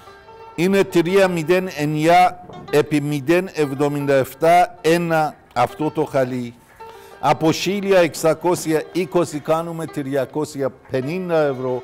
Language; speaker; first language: Greek; non-native, learner; Persian